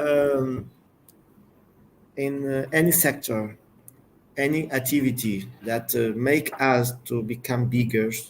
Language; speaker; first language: English; non-native, learner; Portuguese